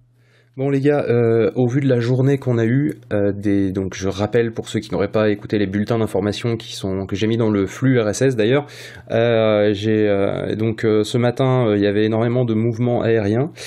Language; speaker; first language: French; native; French